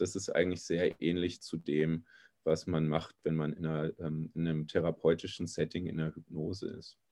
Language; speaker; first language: German; native; German